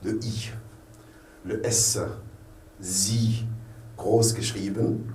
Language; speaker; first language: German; non-native, fluent; Arabic